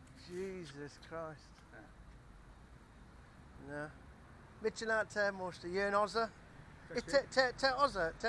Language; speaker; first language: Hungarian; non-native, learner; English